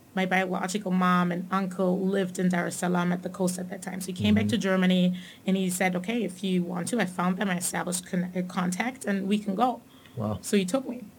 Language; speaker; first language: English; non-native, fluent; German